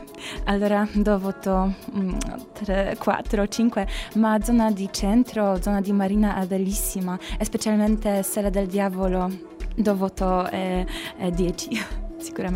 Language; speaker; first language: Italian; non-native, learner; Polish